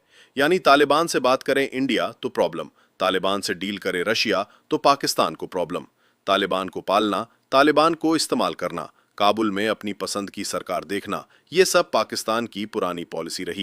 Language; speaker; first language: Hindi; native; Hindi